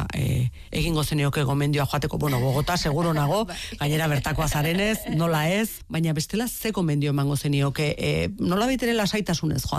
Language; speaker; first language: Basque; native; Basque